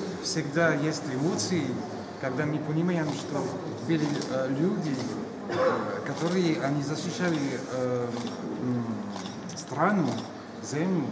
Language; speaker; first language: Russian; non-native, fluent; French